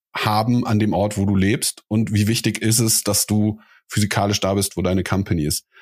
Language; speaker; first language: German; native; German